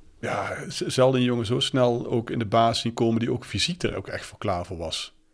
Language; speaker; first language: Dutch; native; Dutch